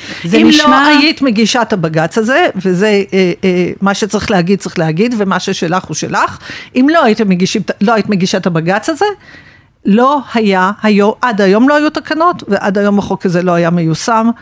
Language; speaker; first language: Hebrew; native; Hebrew